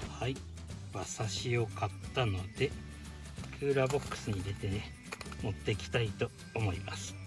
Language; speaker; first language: Japanese; native; Japanese